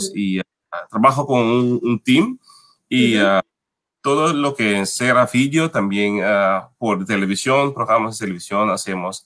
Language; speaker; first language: Spanish; non-native, fluent; Papiamento